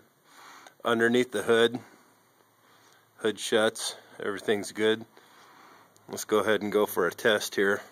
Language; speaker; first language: English; native; English